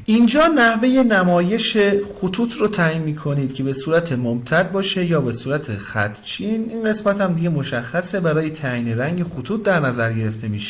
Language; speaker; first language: Persian; native; Persian